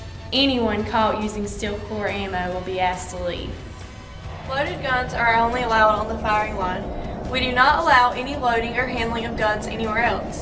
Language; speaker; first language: English; native; English